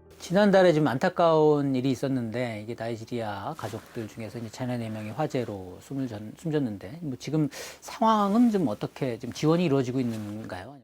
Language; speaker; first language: Korean; native; Korean